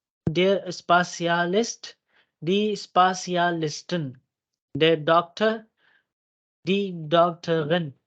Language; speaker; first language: German; non-native, fluent; Urdu